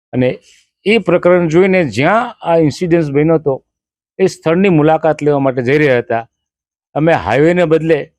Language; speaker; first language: Gujarati; native; Gujarati